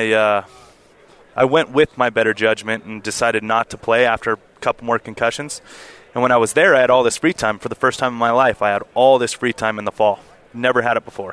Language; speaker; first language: English; native; English